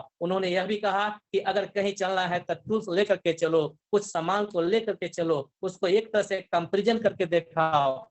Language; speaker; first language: Hindi; native; Hindi